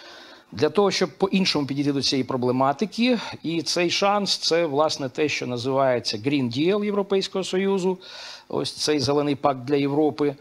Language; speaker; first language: Ukrainian; native; Ukrainian